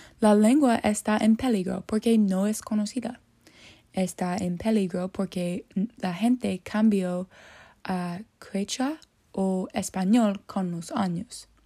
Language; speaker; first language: Spanish; non-native, learner; English